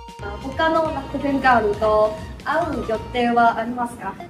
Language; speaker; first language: Japanese; non-native, learner; Chinese